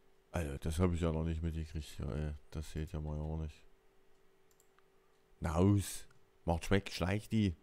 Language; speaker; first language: German; native; German